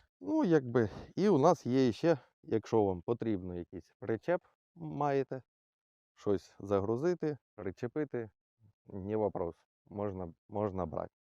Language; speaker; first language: Ukrainian; non-native, local second language; Russian